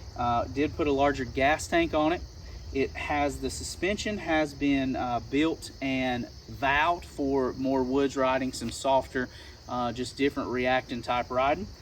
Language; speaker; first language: English; native; English